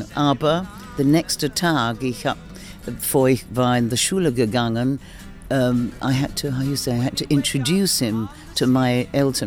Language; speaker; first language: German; non-native, learner; English